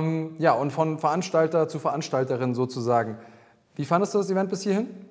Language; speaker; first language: German; native; German